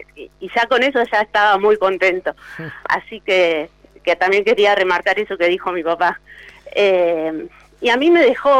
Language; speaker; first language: Spanish; native; Spanish